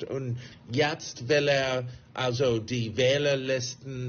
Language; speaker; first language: German; non-native, fluent; English